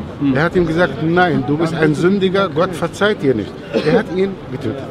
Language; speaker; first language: German; non-native, fluent; Arabic